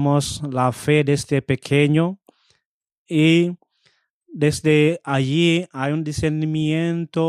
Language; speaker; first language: Spanish; non-native, fluent; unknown